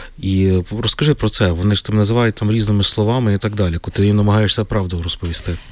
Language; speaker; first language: Ukrainian; native; Ukrainian